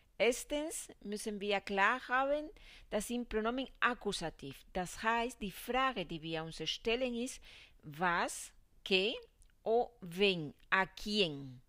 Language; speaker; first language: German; non-native, fluent; Spanish